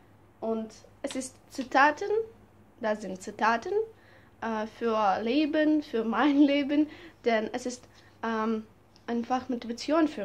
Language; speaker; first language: German; non-native, learner; Russian